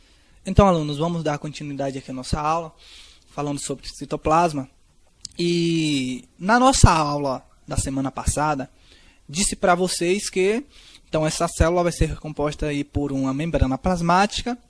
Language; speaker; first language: Portuguese; native; Portuguese